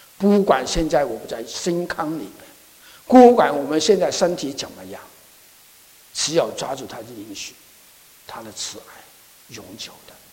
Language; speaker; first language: Chinese; non-native, local second language; Cantonese